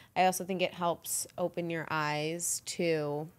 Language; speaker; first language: English; native; English